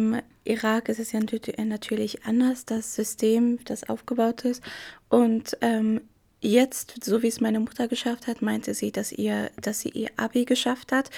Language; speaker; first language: German; early bilingual, other home language; Arabic